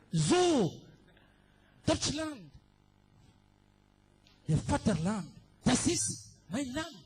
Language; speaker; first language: German; non-native, learner; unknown